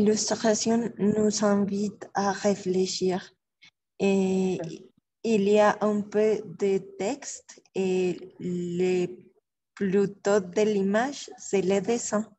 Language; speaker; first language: French; non-native, learner; Spanish